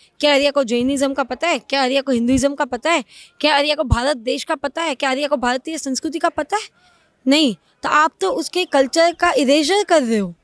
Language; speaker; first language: Hindi; non-native, local second language; Gujarati